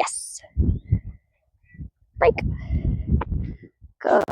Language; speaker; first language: English; native; English